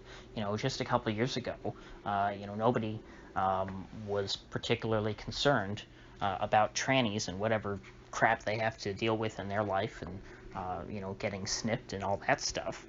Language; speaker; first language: English; native; English